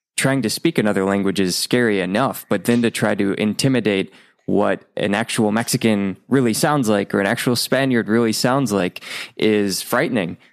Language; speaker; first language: English; native; English